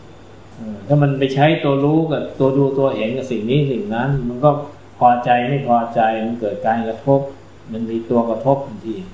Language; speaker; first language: Thai; native; Thai